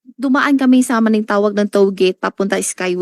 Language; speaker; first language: Filipino; non-native, local second language; Chinese